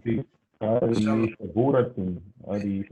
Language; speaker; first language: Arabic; non-native, learner; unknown